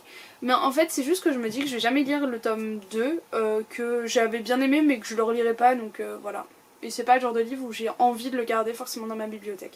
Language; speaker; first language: French; native; French